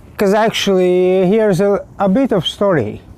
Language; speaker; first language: English; non-native, learner; Latvian